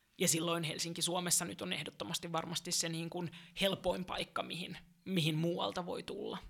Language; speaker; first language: Finnish; native; Finnish